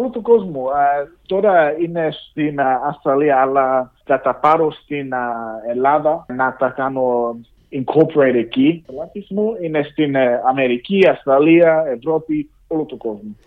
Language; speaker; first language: Greek; early bilingual, heritage; English